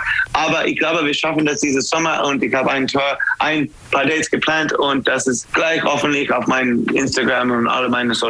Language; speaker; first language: German; non-native, learner; English